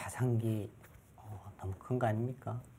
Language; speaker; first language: Korean; native; Korean